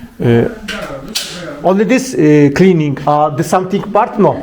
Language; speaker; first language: English; non-native, learner; Polish